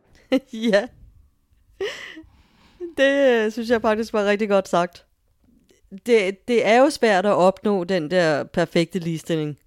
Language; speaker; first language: Danish; native; Danish